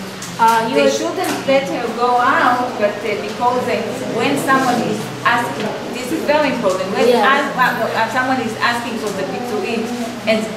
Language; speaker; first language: English; non-native, fluent; Hebrew